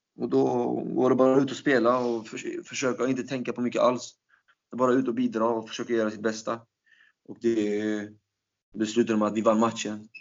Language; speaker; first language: Swedish; early bilingual, other home language; Turkish